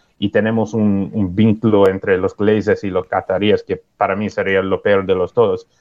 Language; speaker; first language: Spanish; non-native, fluent; English